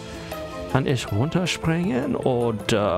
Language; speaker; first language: German; non-native, fluent; English